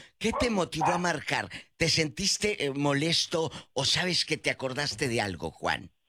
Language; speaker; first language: Spanish; native; Spanish